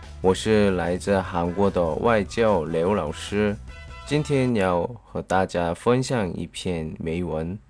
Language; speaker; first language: Chinese; non-native, fluent; Korean